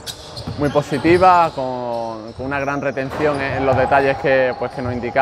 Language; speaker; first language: Spanish; native; Spanish